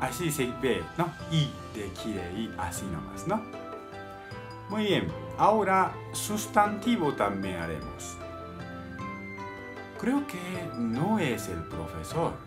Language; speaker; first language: Spanish; non-native, fluent; Japanese